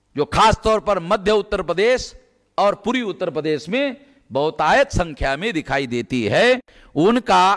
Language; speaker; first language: Hindi; non-native, local second language; Marathi